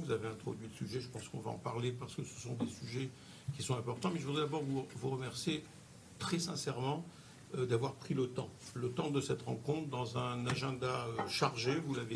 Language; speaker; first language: French; native; French